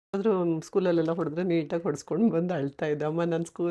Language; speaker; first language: Kannada; native; Kannada